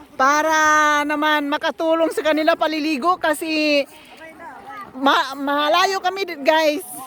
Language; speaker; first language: Filipino; non-native, local second language; Waray